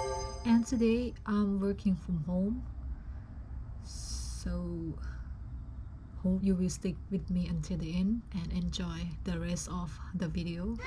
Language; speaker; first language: English; non-native, fluent; Lao